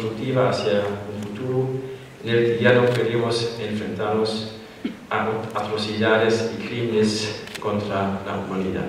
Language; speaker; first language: Spanish; non-native, fluent; German